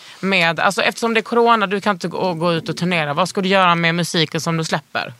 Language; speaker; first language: Swedish; native; Swedish